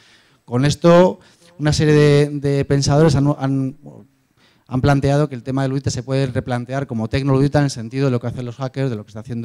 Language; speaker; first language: Spanish; native; Spanish